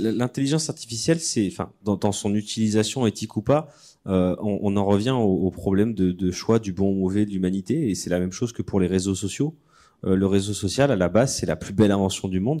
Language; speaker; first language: French; native; French